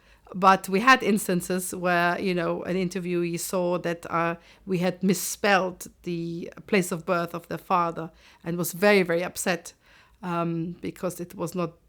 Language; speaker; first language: English; non-native, fluent; German